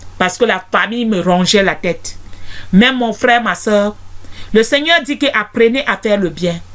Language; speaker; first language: French; non-native, local second language; Basaa